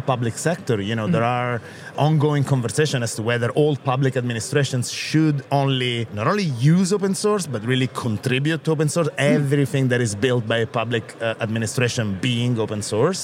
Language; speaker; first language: English; non-native, fluent; Italian